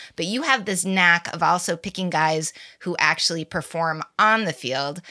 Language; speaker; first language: English; native; English